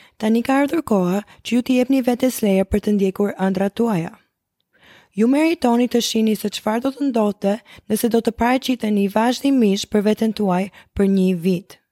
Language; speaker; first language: Albanian; early bilingual, heritage; Albanian